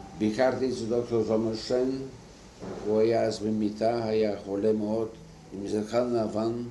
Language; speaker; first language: Hebrew; non-native, fluent; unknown